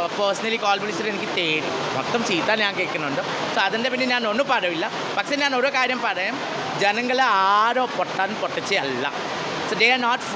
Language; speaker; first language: Malayalam; non-native, fluent; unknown